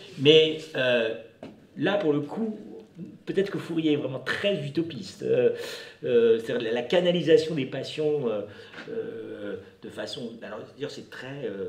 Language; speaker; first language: French; native; French